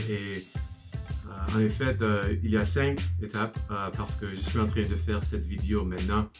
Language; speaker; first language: French; non-native, learner; English